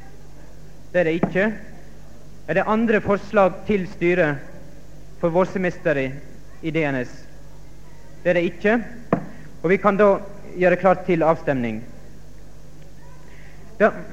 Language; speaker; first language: Norwegian; native; Norwegian